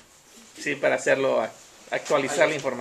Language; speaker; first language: Spanish; non-native, fluent; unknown